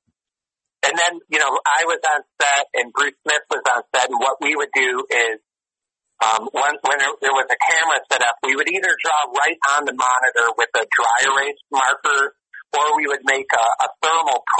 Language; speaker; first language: English; native; English